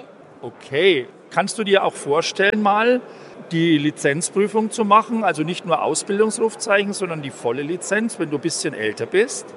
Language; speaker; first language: German; native; German